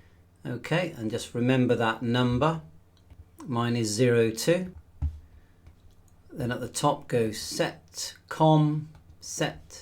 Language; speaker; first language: English; native; English